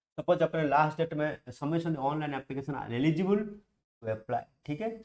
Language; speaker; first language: Hindi; non-native, local second language; Gujarati